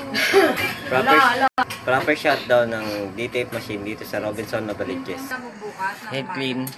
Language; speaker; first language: Filipino; native; Filipino